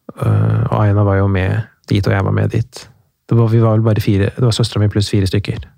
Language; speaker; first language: Norwegian; early bilingual, other home language; Persian